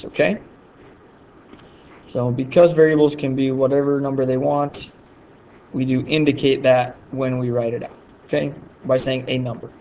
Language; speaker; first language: English; native; English